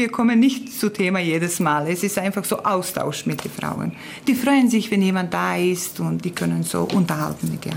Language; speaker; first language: German; non-native, fluent; Croatian